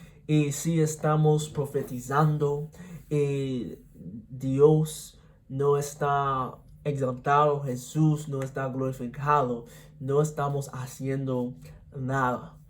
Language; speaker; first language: Spanish; non-native, learner; English